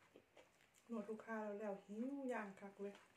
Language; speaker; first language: Thai; non-native, local second language; Lao